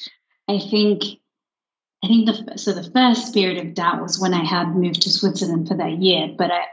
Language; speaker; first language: English; non-native, fluent; Luxembourgish